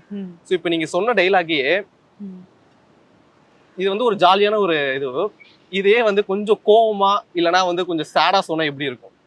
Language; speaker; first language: Tamil; native; Tamil